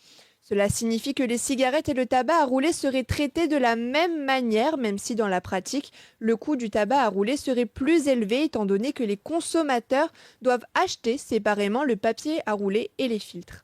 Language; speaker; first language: French; native; French